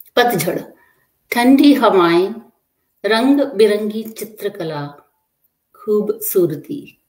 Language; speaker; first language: Hindi; native; Hindi